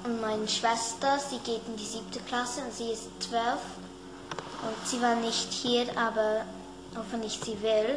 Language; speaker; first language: German; early bilingual, heritage; German